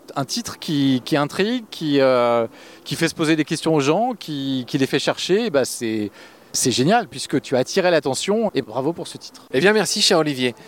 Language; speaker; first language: French; native; French